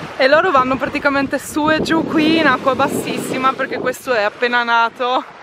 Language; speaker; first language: Italian; native; Italian